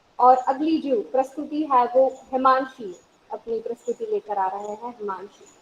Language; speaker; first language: Hindi; non-native, local second language; Gujarati